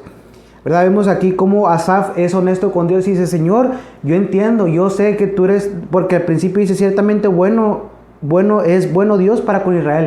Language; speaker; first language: Spanish; native; Spanish